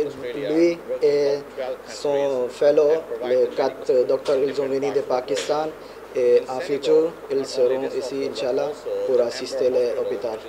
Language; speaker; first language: French; non-native, fluent; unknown